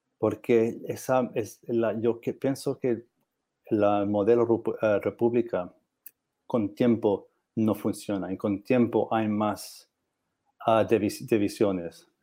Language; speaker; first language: Spanish; non-native, learner; English